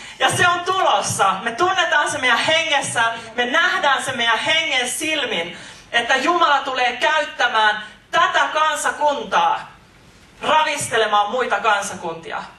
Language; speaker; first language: Finnish; native; Finnish